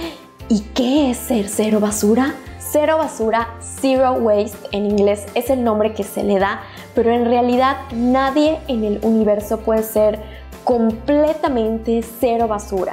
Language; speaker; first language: Spanish; native; Spanish